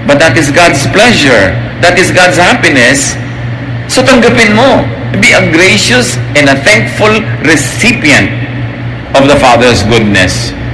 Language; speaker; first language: English; non-native, local second language; Filipino